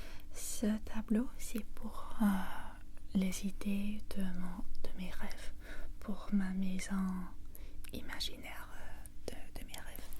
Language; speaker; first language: French; non-native, fluent; English